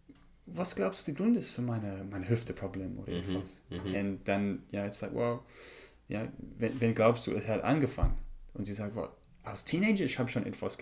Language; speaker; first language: German; non-native, learner; English